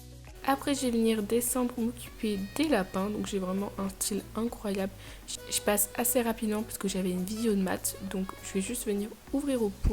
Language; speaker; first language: French; native; French